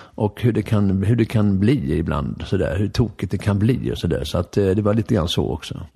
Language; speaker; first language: Swedish; native; Swedish